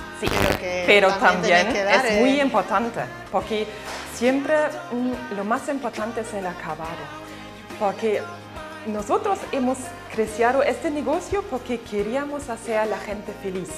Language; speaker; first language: Spanish; non-native, fluent; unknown